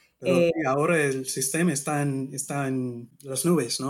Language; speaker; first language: Spanish; non-native, learner; English